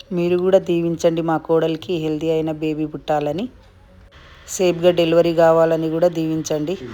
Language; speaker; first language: Telugu; non-native, local second language; Lambadi